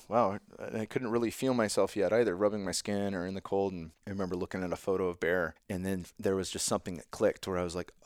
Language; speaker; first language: English; native; English